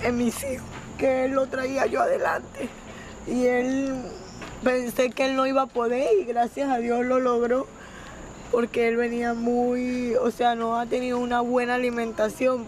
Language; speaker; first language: Spanish; native; Spanish